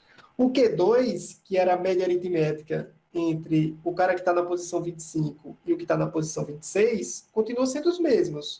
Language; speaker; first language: Portuguese; native; Portuguese